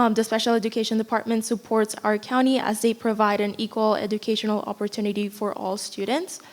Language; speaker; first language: English; non-native, fluent; Spanish